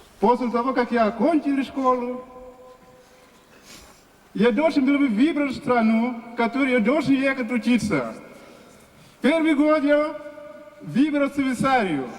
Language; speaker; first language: Russian; non-native, fluent; Portuguese